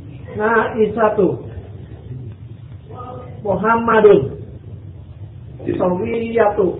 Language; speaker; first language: Arabic; non-native, learner; Indonesian